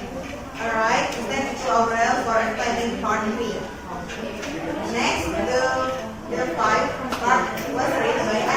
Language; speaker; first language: English; non-native, learner; Indonesian